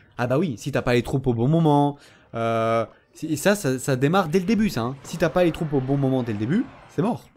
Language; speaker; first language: French; native; French